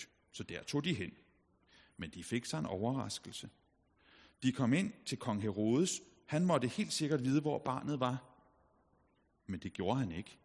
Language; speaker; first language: Danish; native; Danish